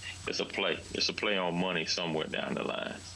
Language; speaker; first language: English; native; English